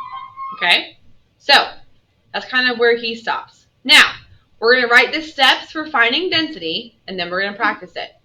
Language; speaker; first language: English; native; English